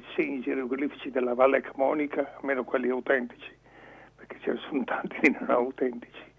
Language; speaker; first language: Italian; native; Italian